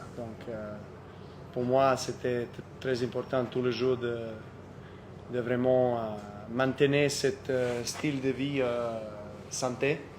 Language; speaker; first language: French; non-native, fluent; Serbian